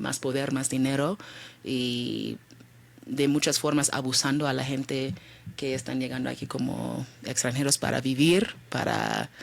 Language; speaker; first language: Spanish; early bilingual, heritage; Spanish